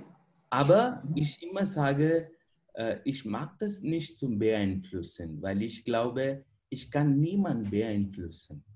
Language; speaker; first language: German; non-native, fluent; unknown